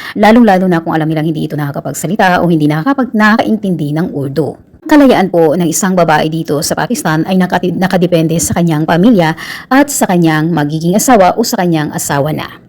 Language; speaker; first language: Filipino; native; Filipino